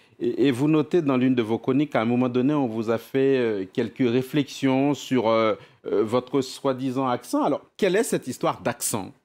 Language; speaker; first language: French; native; French